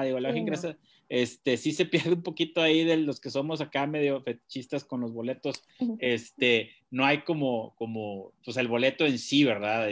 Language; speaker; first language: Spanish; native; Spanish